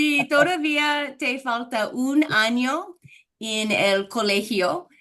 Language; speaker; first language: Spanish; non-native, fluent; English